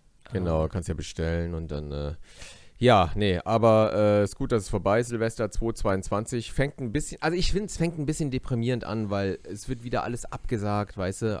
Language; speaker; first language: German; native; German